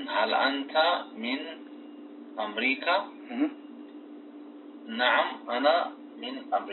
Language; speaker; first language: Arabic; non-native, learner; Tigrinya